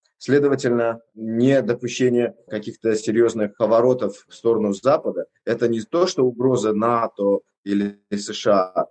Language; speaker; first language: Russian; non-native, local second language; Uzbek